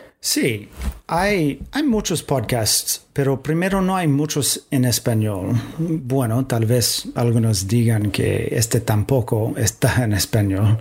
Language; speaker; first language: Spanish; non-native, fluent; English